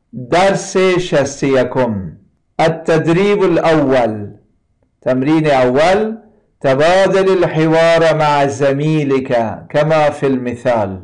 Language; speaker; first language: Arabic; non-native, fluent; Persian